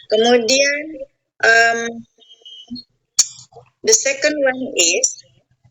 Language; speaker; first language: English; non-native, fluent; Indonesian